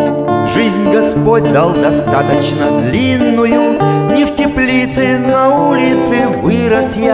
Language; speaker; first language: Russian; native; Russian